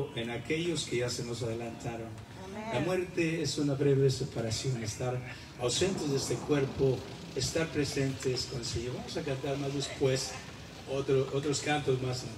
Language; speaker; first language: Spanish; native; Spanish